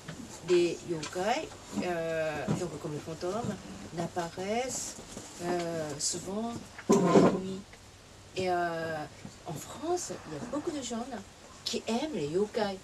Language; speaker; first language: French; non-native, fluent; Japanese